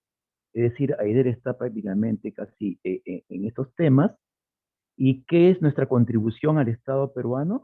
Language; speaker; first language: Spanish; native; Spanish